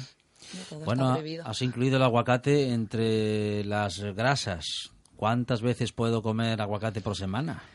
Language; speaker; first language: Spanish; native; Spanish